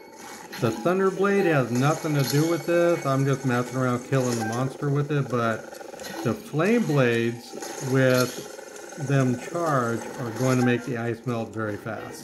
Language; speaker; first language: English; native; English